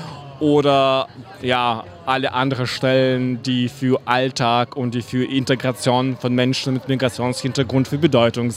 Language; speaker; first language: German; non-native, fluent; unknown